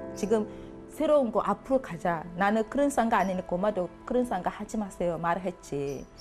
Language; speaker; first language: Korean; non-native, learner; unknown